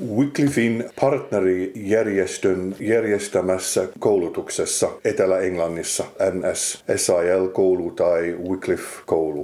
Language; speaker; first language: Finnish; non-native, fluent; English